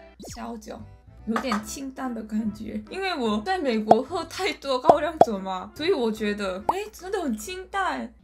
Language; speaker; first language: Chinese; non-native, fluent; Korean